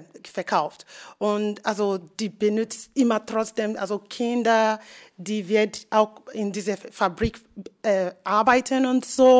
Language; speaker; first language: German; non-native, fluent; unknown